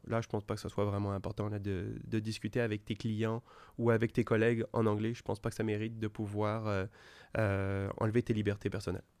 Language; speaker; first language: French; native; French